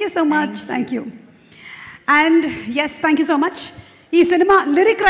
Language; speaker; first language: Telugu; native; Telugu